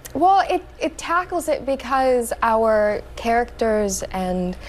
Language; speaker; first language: English; native; English